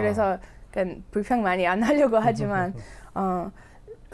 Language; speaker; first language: Korean; non-native, fluent; English